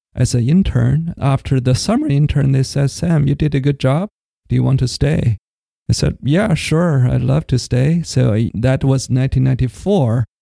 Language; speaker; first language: English; non-native, fluent; Chinese